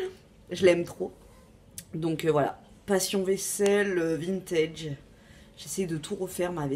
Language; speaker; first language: French; native; French